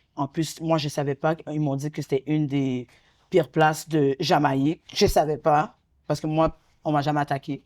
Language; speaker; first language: French; native; French